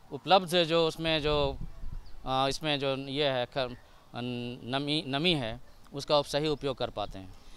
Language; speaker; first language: Hindi; native; Hindi